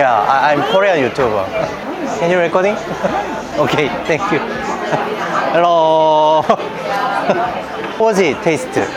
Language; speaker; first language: English; non-native, learner; Korean